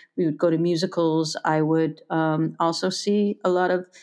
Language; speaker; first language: English; native; English